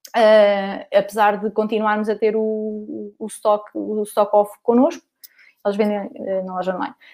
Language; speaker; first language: Portuguese; native; Portuguese